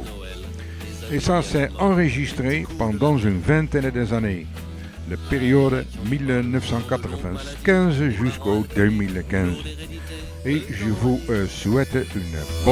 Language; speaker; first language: French; non-native, fluent; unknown